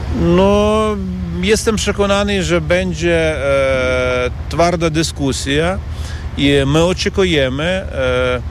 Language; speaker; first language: Polish; non-native, learner; Ukrainian